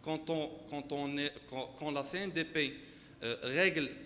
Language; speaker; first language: French; non-native, local second language; Arabic